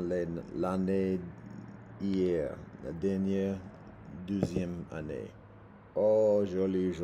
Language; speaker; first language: French; non-native, learner; English